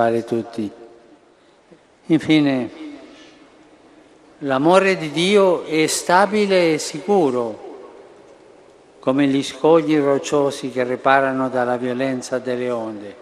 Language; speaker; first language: Italian; non-native, fluent; Spanish